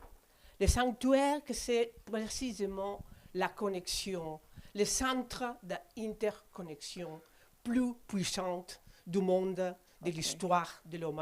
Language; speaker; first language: French; non-native, fluent; Spanish